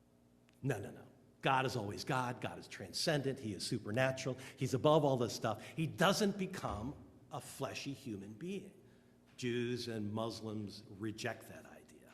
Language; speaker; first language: English; native; English